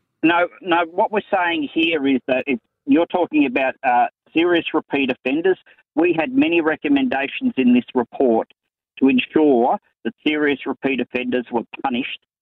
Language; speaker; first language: English; native; English